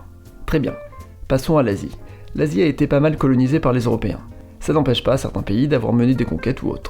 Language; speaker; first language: French; native; French